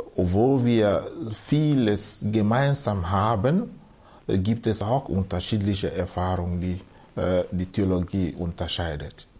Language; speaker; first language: German; non-native, fluent; Igbo